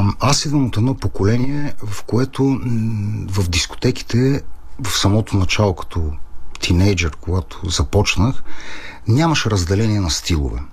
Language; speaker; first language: Bulgarian; non-native, fluent; Italian